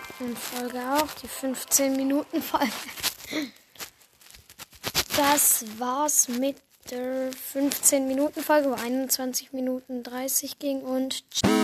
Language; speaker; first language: German; native; German